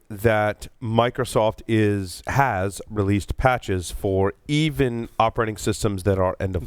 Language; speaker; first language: English; native; English